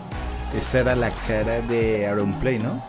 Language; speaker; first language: Spanish; native; Spanish